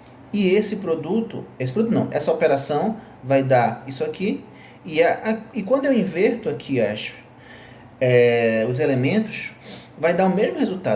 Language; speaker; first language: Portuguese; native; Portuguese